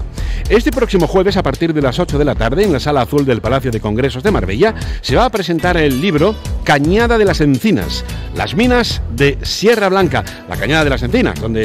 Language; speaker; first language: Spanish; native; Spanish